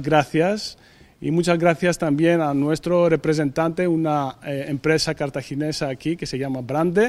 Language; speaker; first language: Spanish; non-native, fluent; Greek